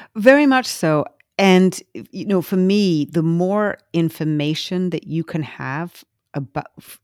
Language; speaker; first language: English; native; English